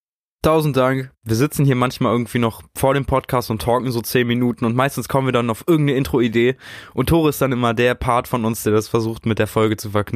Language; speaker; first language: German; native; German